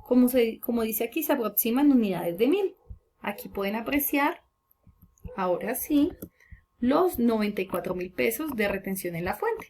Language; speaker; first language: Spanish; native; Spanish